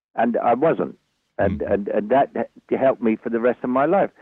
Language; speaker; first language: English; native; English